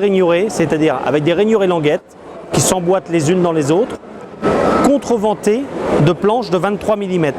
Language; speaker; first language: French; native; French